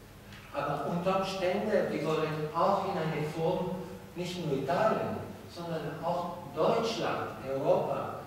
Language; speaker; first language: German; non-native, fluent; Italian